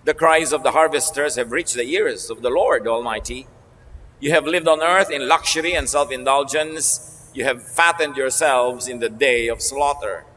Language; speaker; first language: English; non-native, local second language; Filipino